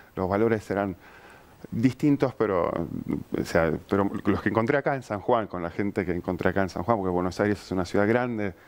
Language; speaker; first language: Spanish; early bilingual, other home language; Ukrainian